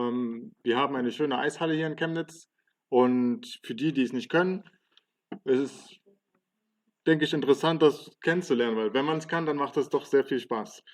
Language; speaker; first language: German; early bilingual, other home language; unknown